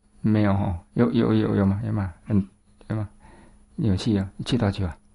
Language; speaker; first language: Chinese; native; Chinese